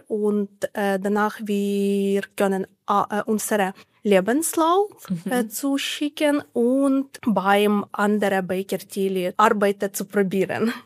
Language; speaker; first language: German; non-native, learner; Ukrainian